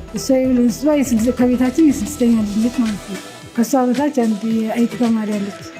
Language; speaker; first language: Amharic; native; Amharic